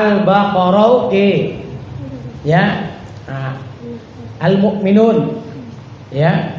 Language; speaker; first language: Indonesian; native; Indonesian